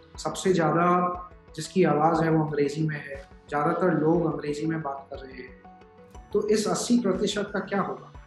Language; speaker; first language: Hindi; native; Hindi